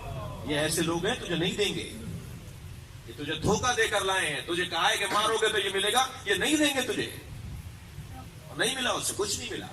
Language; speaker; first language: Urdu; native; Urdu